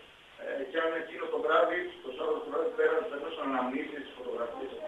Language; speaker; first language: Greek; native; Greek